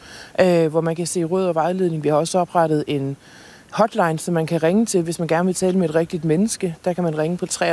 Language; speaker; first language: Danish; native; Danish